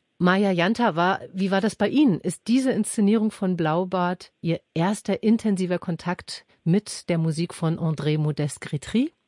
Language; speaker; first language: German; native; German